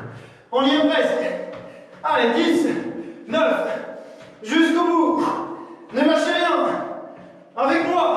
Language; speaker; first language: French; native; French